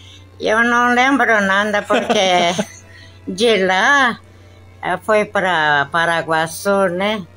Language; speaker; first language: Portuguese; non-native, local second language; Japanese